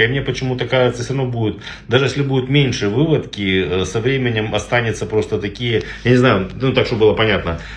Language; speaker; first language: Russian; native; Russian